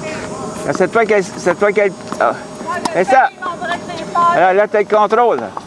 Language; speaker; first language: French; native; French